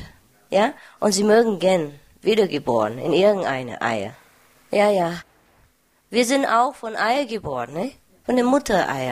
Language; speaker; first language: German; non-native, learner; Vietnamese